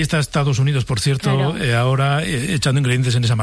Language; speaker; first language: Spanish; native; Spanish